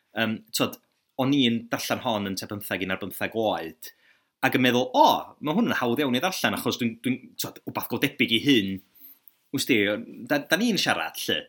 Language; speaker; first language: Welsh; native; Welsh